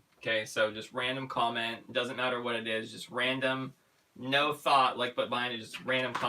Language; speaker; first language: English; native; English